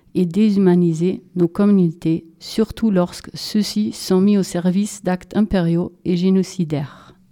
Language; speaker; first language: French; non-native, fluent; German